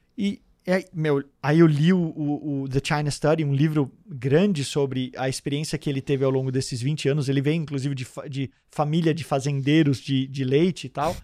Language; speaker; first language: Portuguese; early bilingual, heritage; Danish